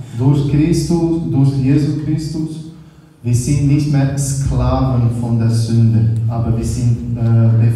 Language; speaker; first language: German; non-native, learner; Portuguese